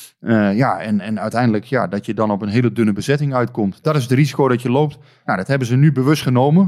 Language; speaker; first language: Dutch; native; Dutch